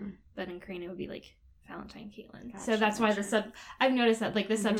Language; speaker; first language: English; native; English